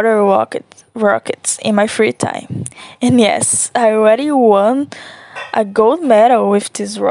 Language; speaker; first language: English; non-native, learner; Portuguese